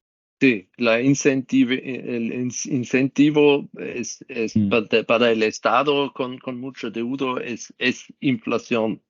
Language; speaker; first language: Spanish; non-native, learner; German